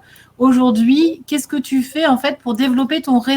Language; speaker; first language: French; native; French